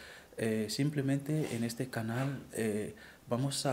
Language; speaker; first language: Spanish; non-native, fluent; French